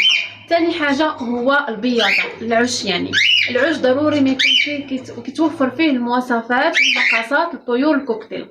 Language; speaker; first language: Arabic; native; Arabic